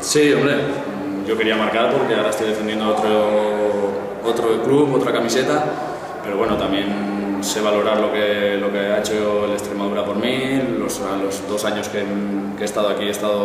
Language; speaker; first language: Spanish; native; Spanish